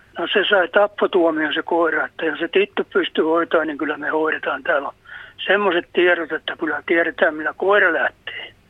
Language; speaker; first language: Finnish; native; Finnish